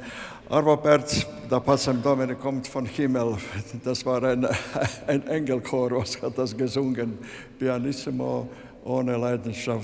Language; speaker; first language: German; non-native, learner; Latvian